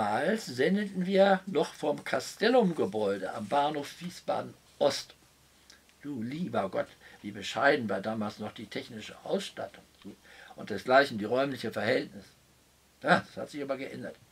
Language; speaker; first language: German; native; German